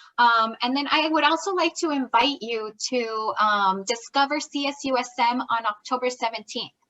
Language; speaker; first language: English; native; English